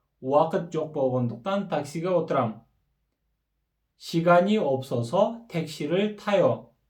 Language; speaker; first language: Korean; non-native, fluent; Kyrgyz